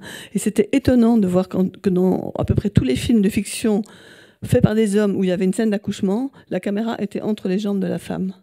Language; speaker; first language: French; native; French